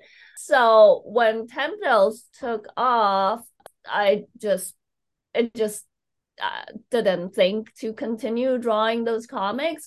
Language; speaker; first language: English; non-native, fluent; Chinese